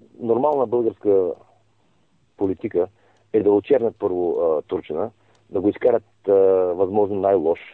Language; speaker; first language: Bulgarian; non-native, local second language; Turkish